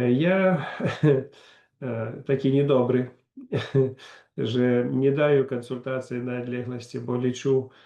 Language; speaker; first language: Polish; non-native, learner; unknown